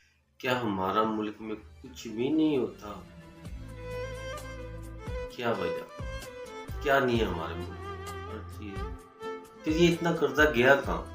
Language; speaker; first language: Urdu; non-native, local second language; Punjabi